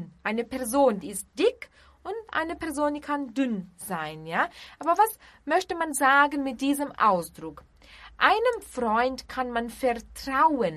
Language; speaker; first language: German; non-native, fluent; Portuguese